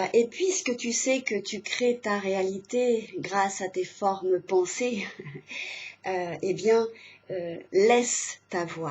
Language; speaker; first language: French; native; French